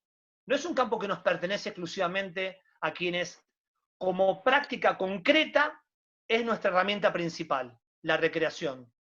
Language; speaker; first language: Spanish; native; Spanish